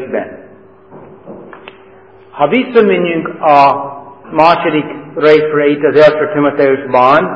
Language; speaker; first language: Hungarian; non-native, fluent; English